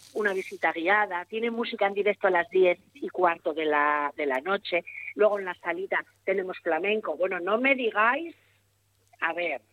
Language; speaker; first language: Spanish; native; Spanish